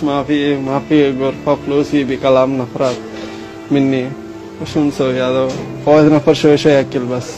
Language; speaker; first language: Arabic; non-native, learner; Bangla